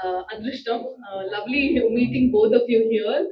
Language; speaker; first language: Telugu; non-native, learner; Kannada